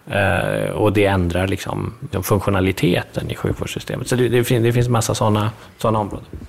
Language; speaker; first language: Swedish; early bilingual, other home language; Persian